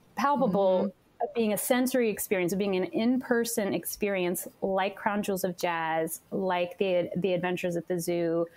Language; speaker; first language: English; native; English